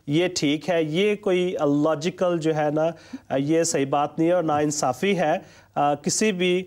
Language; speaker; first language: Urdu; non-native, local second language; Punjabi